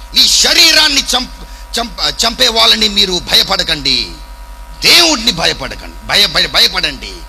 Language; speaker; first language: Telugu; non-native, fluent; English